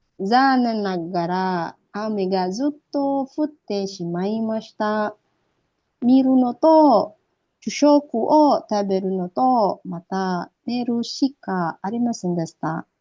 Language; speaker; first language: Japanese; non-native, learner; Indonesian